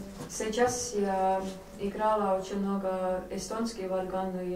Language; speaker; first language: Russian; non-native, learner; Estonian